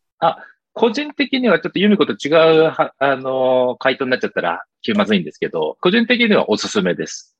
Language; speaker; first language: Japanese; early bilingual, heritage; Japanese